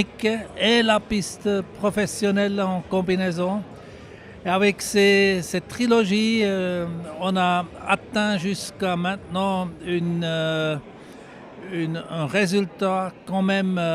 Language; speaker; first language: French; non-native, local second language; German